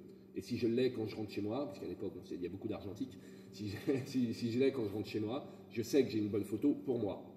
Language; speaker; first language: French; native; French